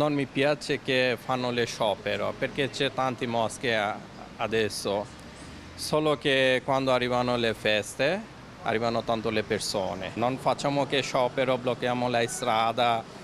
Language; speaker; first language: Italian; non-native, learner; Bangla